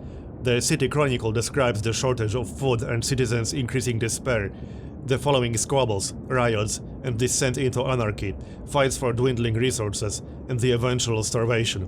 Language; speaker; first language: English; native; English